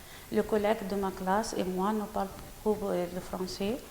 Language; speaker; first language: French; non-native, learner; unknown